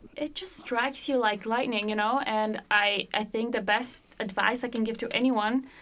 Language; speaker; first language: English; non-native, fluent; Bulgarian